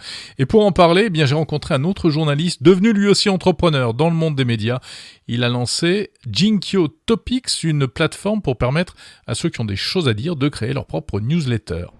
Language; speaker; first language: French; native; French